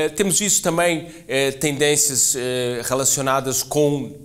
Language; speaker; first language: Portuguese; native; Portuguese